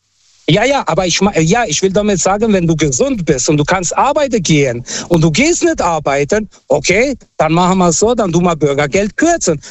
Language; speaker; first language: German; non-native, fluent; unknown